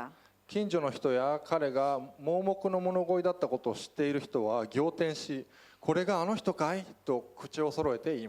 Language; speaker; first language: Japanese; native; Japanese